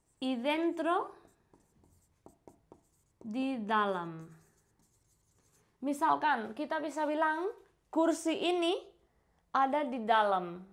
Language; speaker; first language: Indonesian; non-native, fluent; Spanish